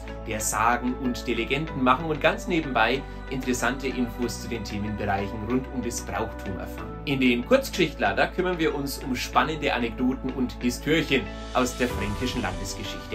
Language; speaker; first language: German; native; German